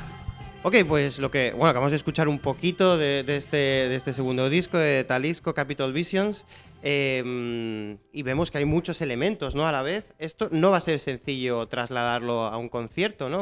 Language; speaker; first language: Spanish; native; Spanish